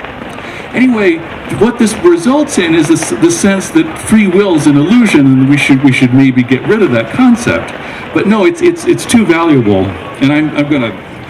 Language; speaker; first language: English; native; English